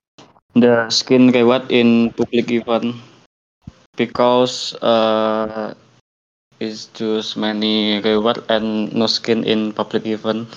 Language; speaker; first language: English; non-native, learner; Indonesian